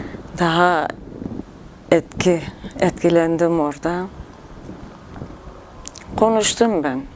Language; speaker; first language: Turkish; non-native, local second language; Kurdish